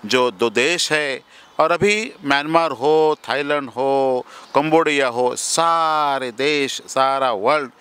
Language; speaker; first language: Hindi; non-native, local second language; Marathi